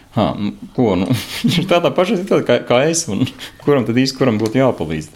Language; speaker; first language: Latvian; native; Latvian